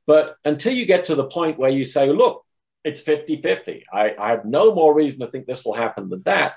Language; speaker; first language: English; native; English